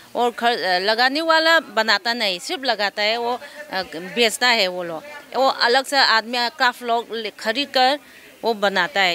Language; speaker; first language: Hindi; non-native, local second language; Manipuri